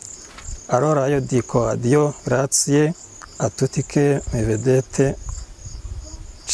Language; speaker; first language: Italian; non-native, learner; Kinyarwanda